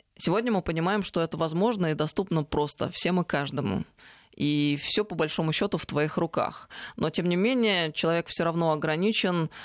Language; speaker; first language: Russian; native; Russian